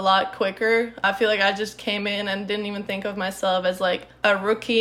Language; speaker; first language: English; non-native, fluent; Czech